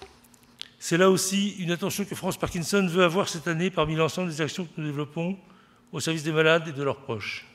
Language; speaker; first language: French; native; French